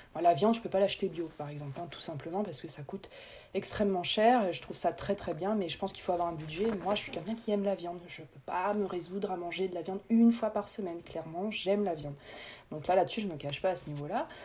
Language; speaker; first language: French; native; French